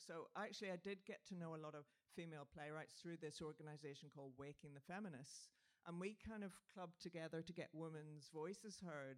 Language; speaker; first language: English; native; English